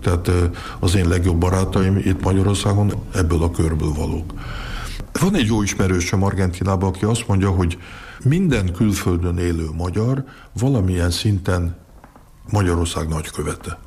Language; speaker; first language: Hungarian; early bilingual, heritage; Hungarian